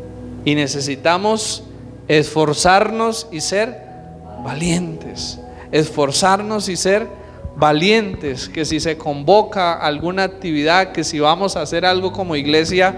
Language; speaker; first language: Spanish; native; Spanish